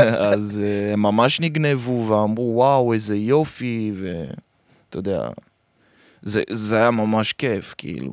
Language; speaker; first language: Hebrew; early bilingual, other home language; French